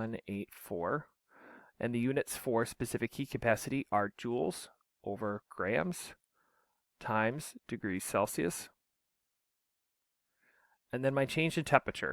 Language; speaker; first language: English; native; English